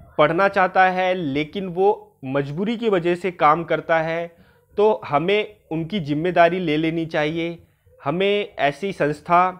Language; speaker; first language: Hindi; native; Hindi